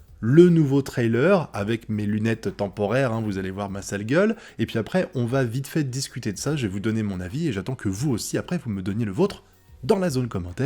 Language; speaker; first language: French; native; French